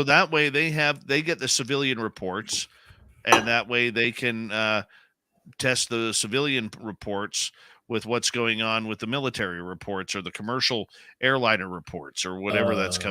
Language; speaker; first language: English; native; English